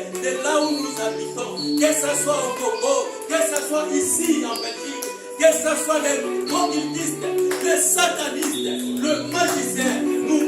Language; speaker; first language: French; non-native, local second language; Lingala